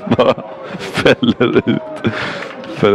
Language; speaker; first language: Swedish; native; Swedish